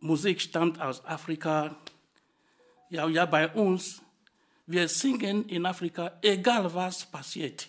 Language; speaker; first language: German; non-native, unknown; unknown